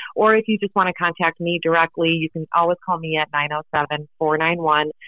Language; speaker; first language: English; native; English